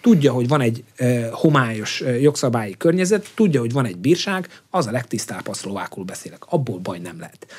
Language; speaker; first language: Hungarian; native; Hungarian